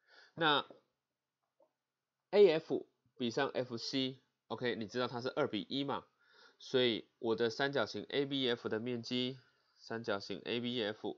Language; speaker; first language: Chinese; native; Chinese